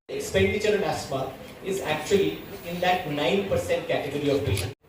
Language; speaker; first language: English; non-native, local second language; Bangla